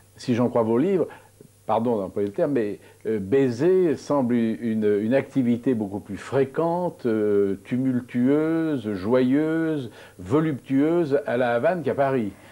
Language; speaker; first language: French; native; French